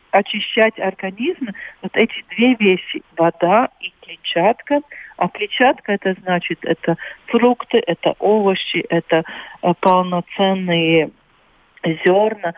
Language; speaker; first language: Russian; non-native, local second language; Latvian